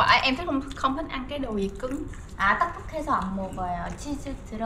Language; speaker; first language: Korean; non-native, learner; Vietnamese